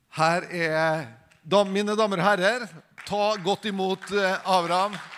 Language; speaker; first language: Norwegian; native; Norwegian